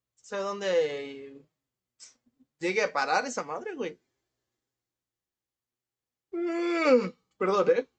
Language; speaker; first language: Spanish; native; Spanish